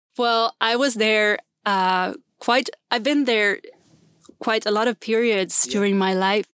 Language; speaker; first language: English; non-native, fluent; Swedish